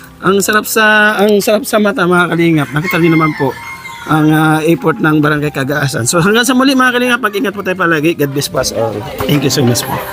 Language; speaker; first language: Filipino; non-native, local second language; Cebuano